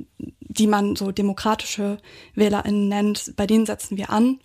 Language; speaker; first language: German; native; German